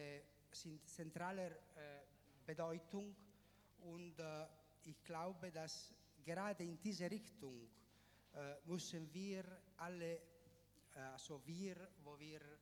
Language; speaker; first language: German; non-native, fluent; Italian